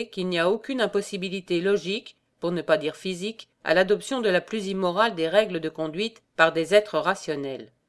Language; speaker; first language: French; native; French